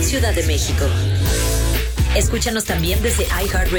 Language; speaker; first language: Spanish; native; Spanish